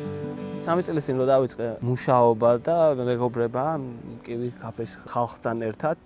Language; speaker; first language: Georgian; non-native, learner; Persian